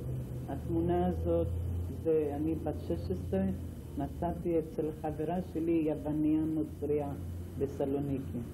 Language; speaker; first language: Hebrew; non-native, fluent; Ladino